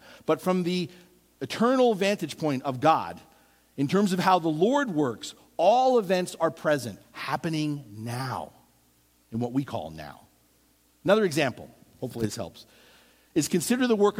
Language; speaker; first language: English; native; English